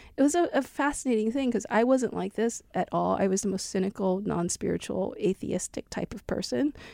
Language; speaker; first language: English; native; English